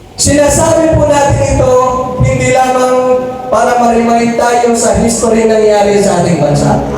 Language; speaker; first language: Filipino; non-native, local second language; Cebuano